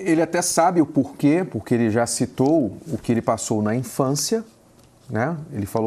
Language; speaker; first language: Portuguese; native; Portuguese